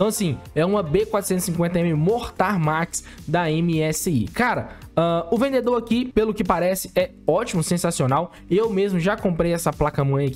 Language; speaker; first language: Portuguese; native; Portuguese